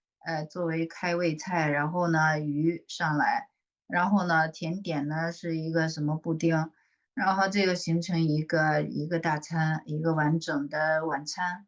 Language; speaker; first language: Chinese; native; Chinese